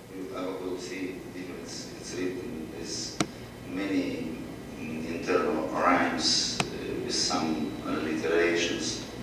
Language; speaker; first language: English; non-native, fluent; Russian